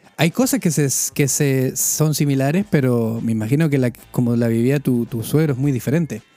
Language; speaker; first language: Spanish; native; Spanish